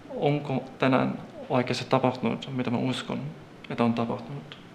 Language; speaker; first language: Finnish; non-native, fluent; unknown